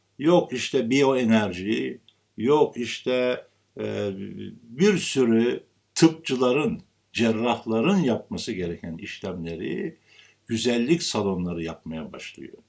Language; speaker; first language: Turkish; native; Turkish